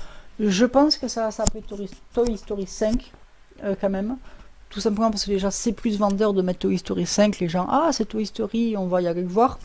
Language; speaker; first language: French; native; French